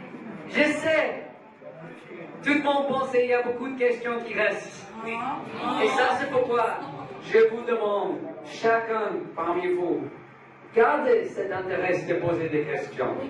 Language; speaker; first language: French; non-native, fluent; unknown